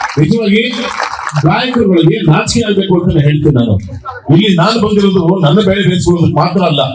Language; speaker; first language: Kannada; non-native, local second language; Malayalam